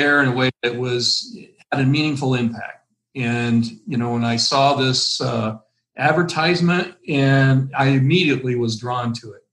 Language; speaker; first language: English; native; English